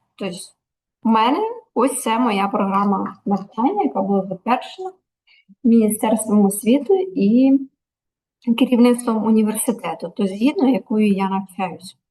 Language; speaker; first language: Ukrainian; native; Ukrainian